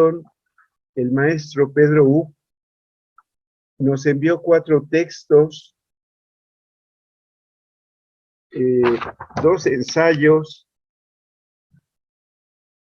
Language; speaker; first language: Spanish; native; Spanish